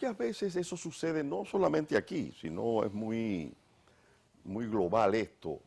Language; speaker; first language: Spanish; native; Spanish